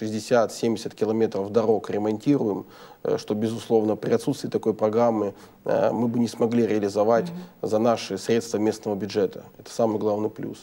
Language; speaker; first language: Russian; native; Russian